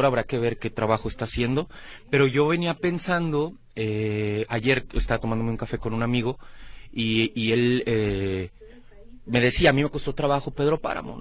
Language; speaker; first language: Spanish; native; Spanish